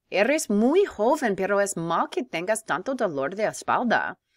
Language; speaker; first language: Spanish; non-native, fluent; English